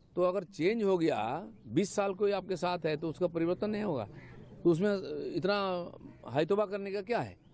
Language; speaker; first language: Hindi; non-native, local second language; Bangla